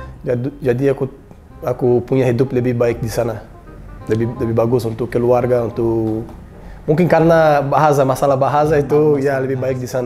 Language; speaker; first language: Indonesian; non-native, learner; Portuguese